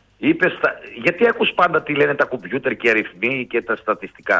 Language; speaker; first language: Greek; native; Greek